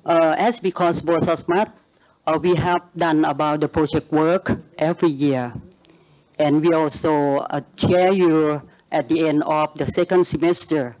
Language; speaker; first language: English; non-native, learner; Thai